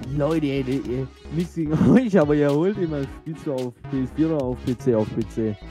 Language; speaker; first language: German; early bilingual, other home language; Turkish